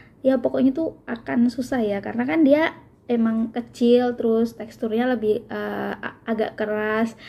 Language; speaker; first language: Indonesian; native; Indonesian